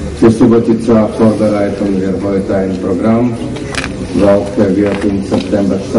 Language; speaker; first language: German; non-native, learner; Slovak